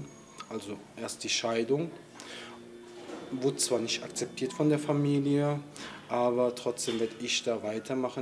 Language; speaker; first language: German; early bilingual, other home language; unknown